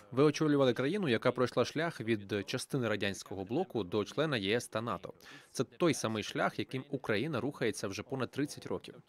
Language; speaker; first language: Ukrainian; native; Ukrainian